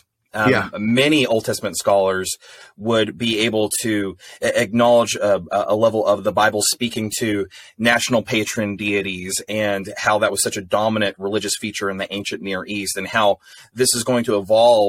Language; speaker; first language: English; native; English